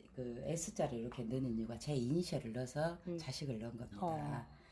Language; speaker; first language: Korean; native; Korean